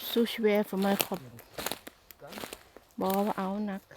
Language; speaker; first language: German; non-native, learner; Thai